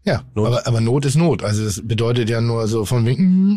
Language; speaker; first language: German; native; German